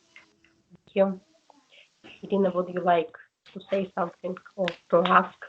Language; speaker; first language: English; non-native, learner; Russian